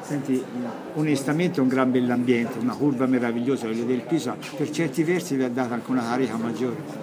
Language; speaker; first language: Italian; native; Italian